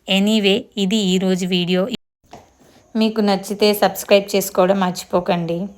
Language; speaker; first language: Telugu; non-native, local second language; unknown